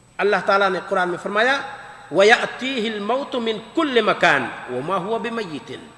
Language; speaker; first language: Urdu; native; Urdu